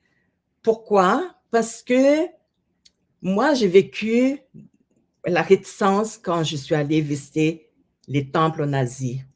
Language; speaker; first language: French; non-native, fluent; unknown